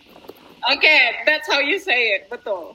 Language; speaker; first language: English; non-native, fluent; Indonesian